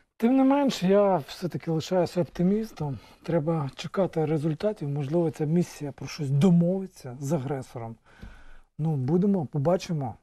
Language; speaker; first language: Ukrainian; native; Ukrainian